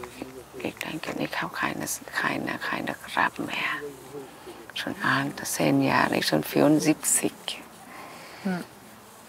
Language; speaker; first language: German; non-native, learner; Vietnamese